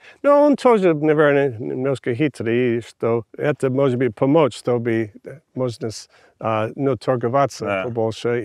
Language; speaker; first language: Russian; non-native, fluent; English